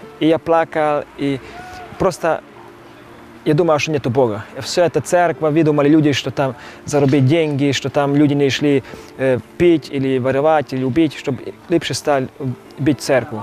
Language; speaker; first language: Russian; non-native, local second language; Romany